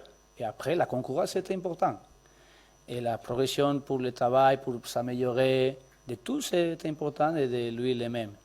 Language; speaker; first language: French; non-native, learner; Spanish